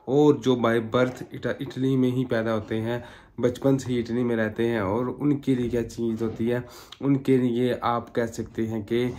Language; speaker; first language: Urdu; non-native, local second language; Punjabi